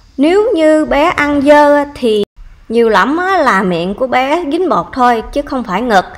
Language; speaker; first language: Vietnamese; early bilingual, heritage; Vietnamese